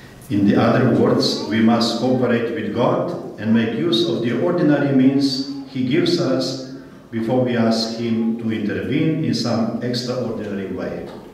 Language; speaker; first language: English; non-native, fluent; Slovenian